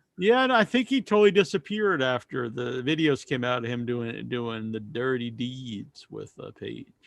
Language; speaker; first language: English; native; English